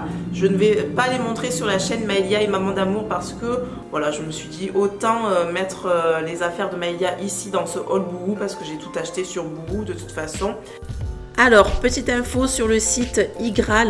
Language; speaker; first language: French; native; French